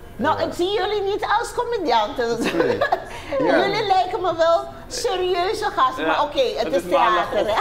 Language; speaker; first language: Dutch; non-native, local second language; Papiamento